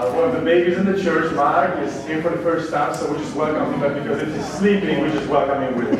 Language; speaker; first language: English; non-native, fluent; Hungarian